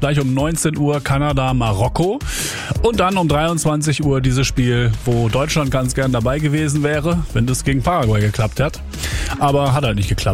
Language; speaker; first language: German; native; German